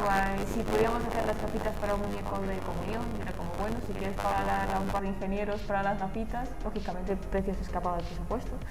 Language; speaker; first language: Spanish; native; Spanish